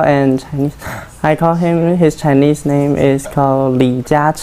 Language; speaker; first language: English; non-native, learner; Chinese